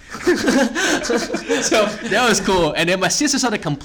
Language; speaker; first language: English; non-native, local second language; Cantonese